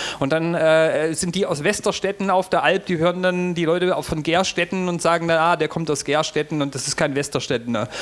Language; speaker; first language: German; native; German